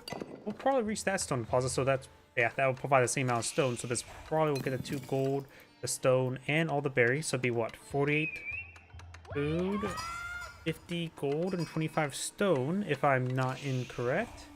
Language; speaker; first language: English; native; English